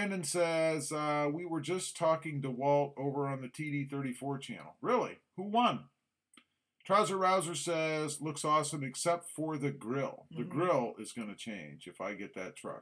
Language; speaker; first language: English; native; English